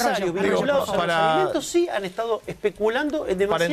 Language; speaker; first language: Spanish; native; Spanish